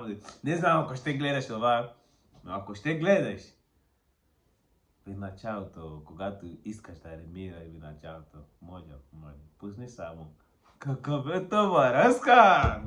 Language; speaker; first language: Bulgarian; non-native, learner; Portuguese